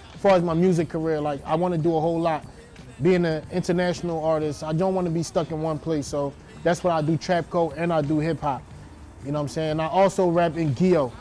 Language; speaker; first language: English; native; English